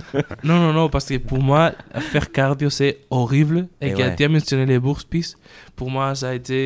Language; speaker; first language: French; non-native, learner; Spanish